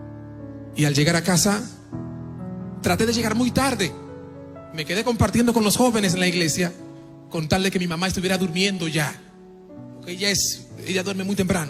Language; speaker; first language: Spanish; non-native, fluent; Haitian Creole